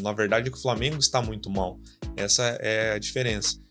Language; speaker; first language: Portuguese; native; Portuguese